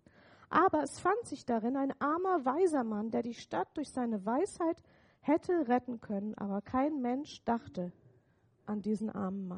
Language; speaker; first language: German; native; German